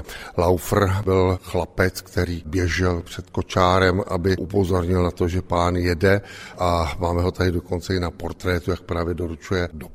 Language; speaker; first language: Czech; native; Czech